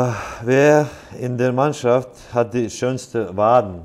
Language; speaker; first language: German; non-native, fluent; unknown